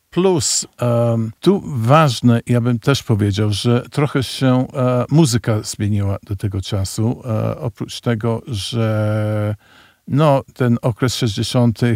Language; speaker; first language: Polish; early bilingual, heritage; Polish